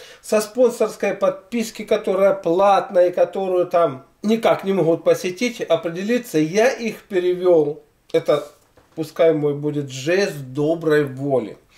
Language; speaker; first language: Russian; native; Russian